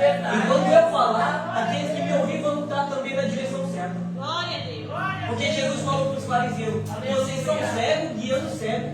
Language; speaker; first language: Portuguese; native; Portuguese